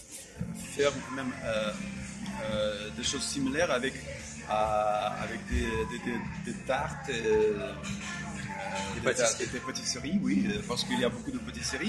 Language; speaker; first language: French; non-native, fluent; Russian